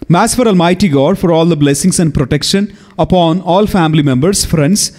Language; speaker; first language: English; non-native, local second language; Telugu